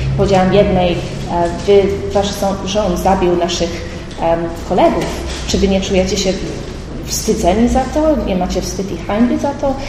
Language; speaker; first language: Polish; early bilingual, heritage; Polish